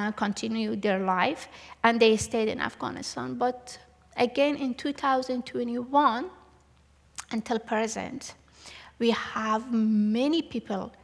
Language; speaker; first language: English; non-native, learner; Persian